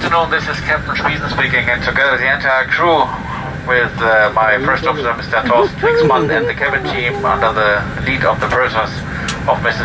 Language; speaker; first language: English; non-native, fluent; German